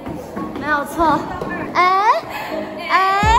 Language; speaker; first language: Chinese; native; Chinese